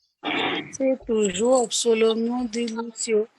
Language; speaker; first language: French; non-native, learner; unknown